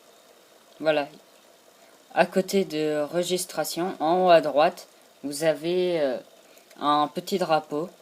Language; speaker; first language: French; native; French